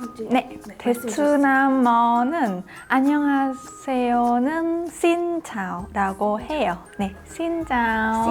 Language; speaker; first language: Korean; non-native, fluent; Vietnamese